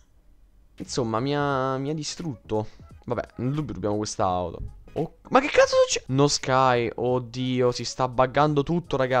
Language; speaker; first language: Italian; native; Italian